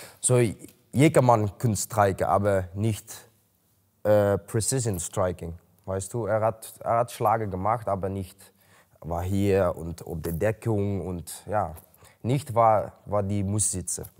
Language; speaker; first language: German; non-native, learner; Dutch